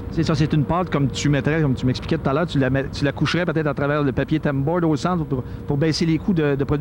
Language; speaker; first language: French; native; French